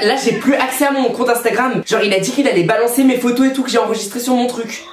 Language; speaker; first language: French; native; French